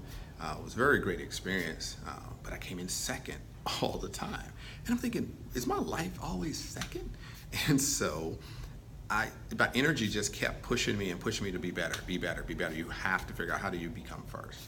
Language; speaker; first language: English; native; English